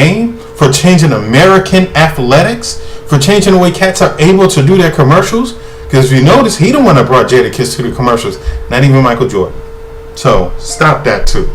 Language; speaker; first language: English; native; English